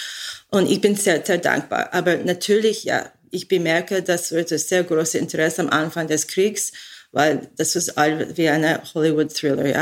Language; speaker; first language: German; non-native, learner; English